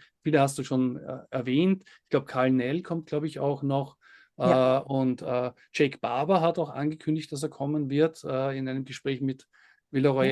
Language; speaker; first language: German; native; German